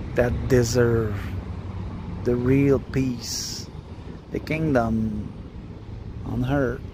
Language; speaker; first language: English; non-native, fluent; French